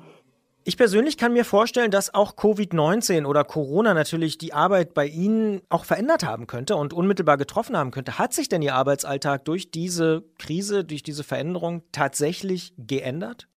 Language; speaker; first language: German; native; German